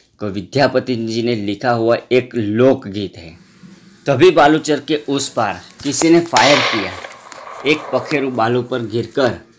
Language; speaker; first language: Hindi; non-native, local second language; Gujarati